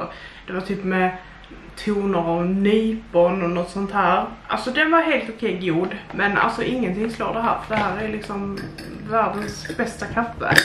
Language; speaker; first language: Swedish; native; Swedish